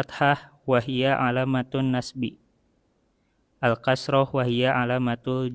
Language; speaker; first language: Arabic; non-native, learner; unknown